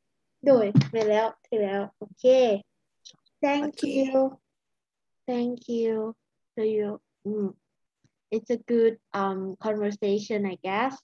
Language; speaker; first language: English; non-native, fluent; Lao